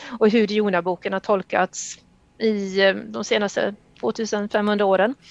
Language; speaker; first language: Swedish; native; Swedish